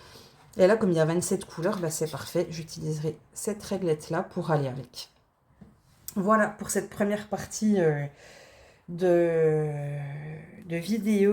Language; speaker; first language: French; native; French